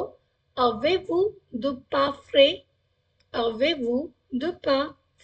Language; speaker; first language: French; non-native, fluent; Hindi